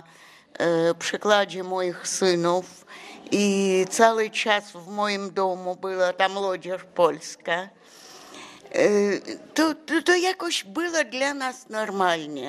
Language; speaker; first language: Polish; non-native, fluent; Russian